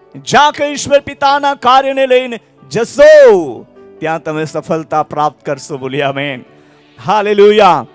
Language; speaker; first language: Gujarati; non-native, local second language; Marathi